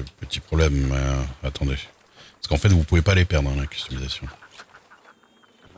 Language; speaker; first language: French; native; French